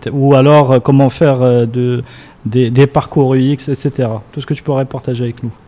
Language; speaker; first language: French; non-native, local second language; Arabic